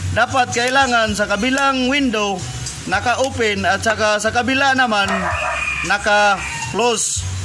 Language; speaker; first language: Filipino; non-native, local second language; Cebuano